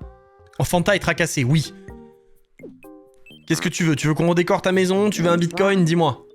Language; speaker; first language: French; native; French